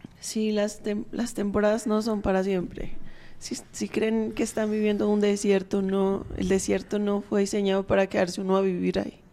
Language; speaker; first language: Spanish; native; Spanish